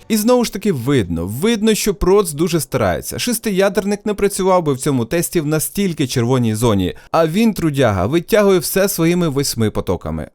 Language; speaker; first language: Ukrainian; non-native, local second language; Russian